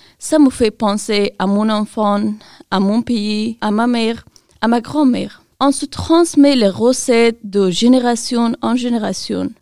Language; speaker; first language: French; non-native, learner; Persian